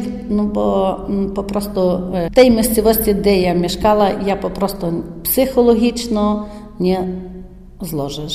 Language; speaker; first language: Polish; non-native, learner; Ukrainian